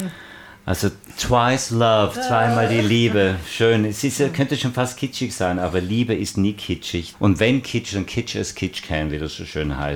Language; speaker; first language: German; native; German